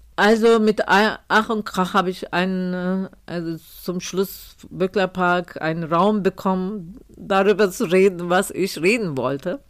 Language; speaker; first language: German; non-native, fluent; Turkish